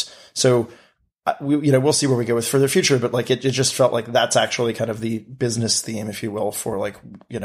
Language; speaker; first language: English; native; English